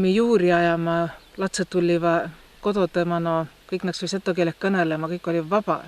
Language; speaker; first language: Estonian; native; Estonian